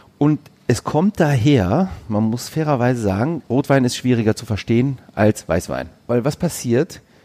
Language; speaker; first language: German; early bilingual, other home language; Greek